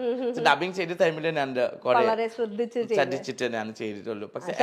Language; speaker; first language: Malayalam; non-native, local second language; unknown